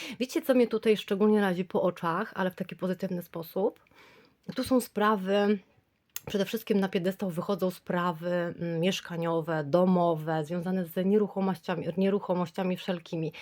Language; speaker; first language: Polish; native; Polish